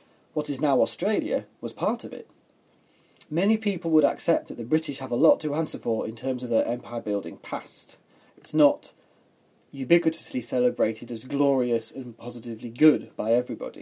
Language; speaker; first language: English; native; English